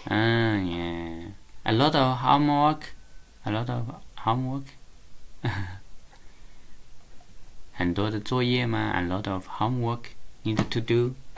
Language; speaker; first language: English; non-native, learner; Chinese